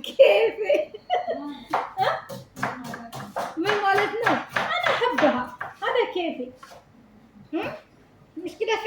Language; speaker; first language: Arabic; non-native, learner; Amharic